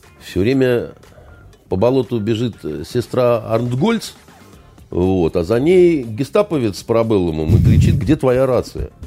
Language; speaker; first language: Russian; native; Russian